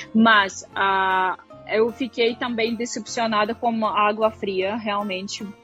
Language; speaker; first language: Portuguese; non-native, fluent; Russian